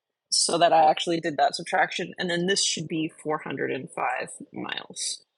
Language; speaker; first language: English; native; English